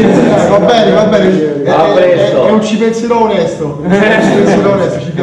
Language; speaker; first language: Italian; native; Italian